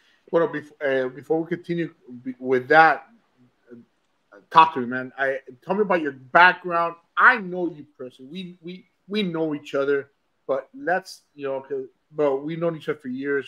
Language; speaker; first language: English; early bilingual, other home language; Spanish